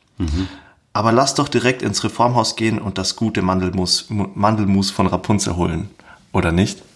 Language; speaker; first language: German; native; German